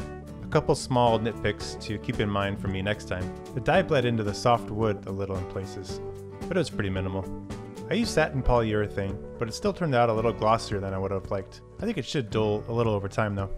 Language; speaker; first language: English; native; English